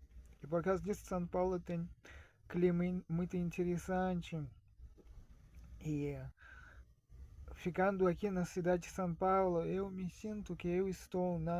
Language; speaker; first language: Portuguese; non-native, fluent; Russian